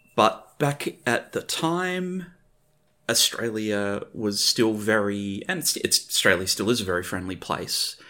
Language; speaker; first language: English; native; English